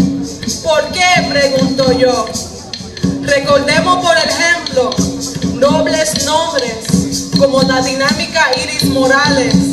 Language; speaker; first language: Spanish; early bilingual, heritage; Spanish